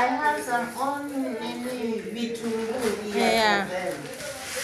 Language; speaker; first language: English; non-native, local second language; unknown